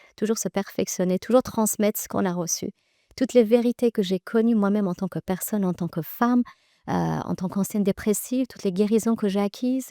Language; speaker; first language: French; early bilingual, other home language; Persian